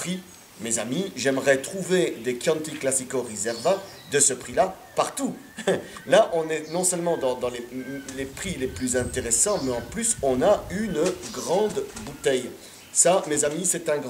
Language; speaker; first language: French; native; French